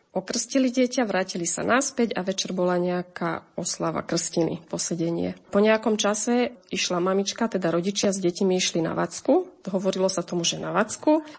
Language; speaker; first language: Slovak; early bilingual, heritage; Slovak